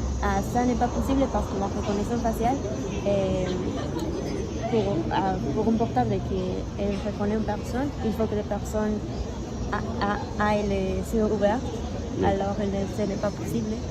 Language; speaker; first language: French; non-native, learner; Spanish